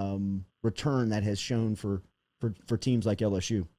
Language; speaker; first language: English; native; English